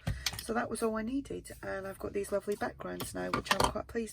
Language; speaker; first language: English; native; English